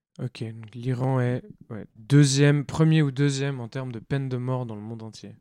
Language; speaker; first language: French; native; French